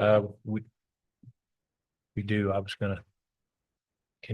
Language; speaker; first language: English; native; English